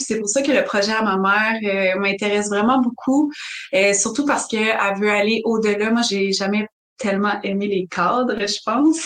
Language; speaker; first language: French; native; French